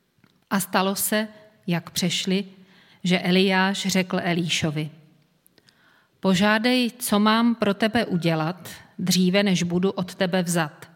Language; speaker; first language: Czech; native; Czech